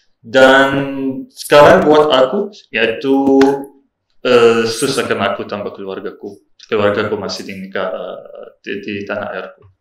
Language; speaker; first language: Indonesian; non-native, learner; Arabic